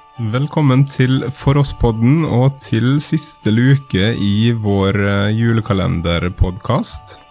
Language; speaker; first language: Norwegian; native; Norwegian